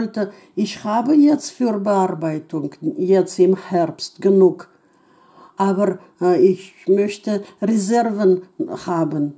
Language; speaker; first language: German; non-native, fluent; Russian